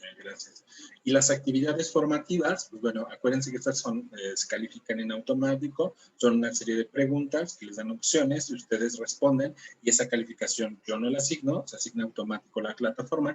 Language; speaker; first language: Spanish; native; Spanish